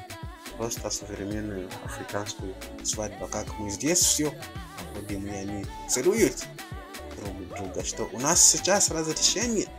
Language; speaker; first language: Russian; non-native, fluent; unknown